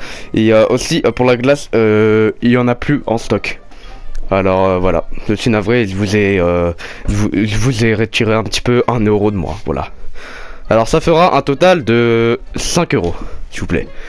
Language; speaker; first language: French; native; French